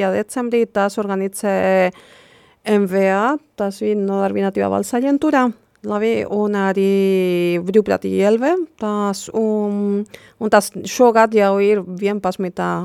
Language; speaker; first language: Latvian; non-native, fluent; Spanish